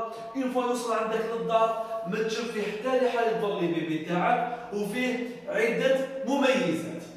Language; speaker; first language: Arabic; native; Arabic